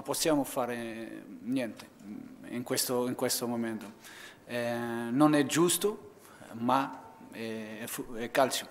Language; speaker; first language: Italian; non-native, fluent; Portuguese